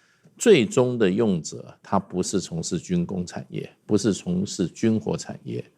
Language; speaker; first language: Chinese; native; Chinese